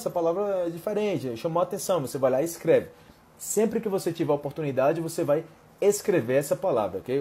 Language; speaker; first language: Portuguese; native; Portuguese